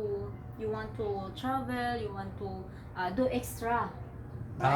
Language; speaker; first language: English; non-native, local second language; Filipino